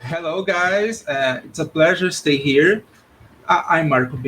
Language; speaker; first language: English; non-native, learner; Portuguese